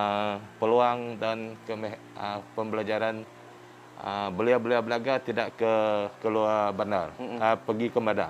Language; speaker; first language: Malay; non-native, local second language; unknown